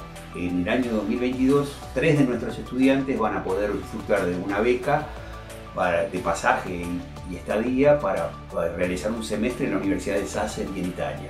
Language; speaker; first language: Spanish; native; Spanish